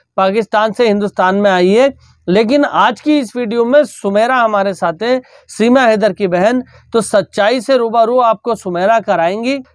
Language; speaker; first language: Hindi; native; Hindi